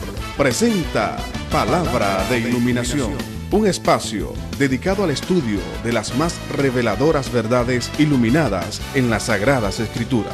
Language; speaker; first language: Spanish; native; Spanish